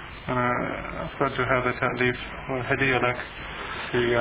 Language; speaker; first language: Arabic; non-native, fluent; English